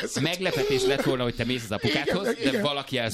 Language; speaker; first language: Hungarian; native; Hungarian